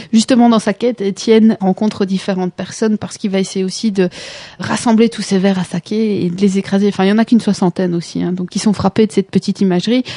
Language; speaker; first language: French; native; French